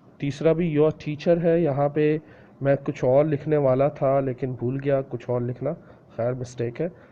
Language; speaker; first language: Hindi; non-native, local second language; Punjabi